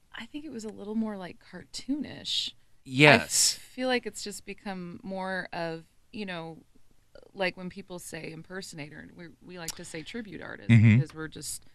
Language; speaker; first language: English; native; English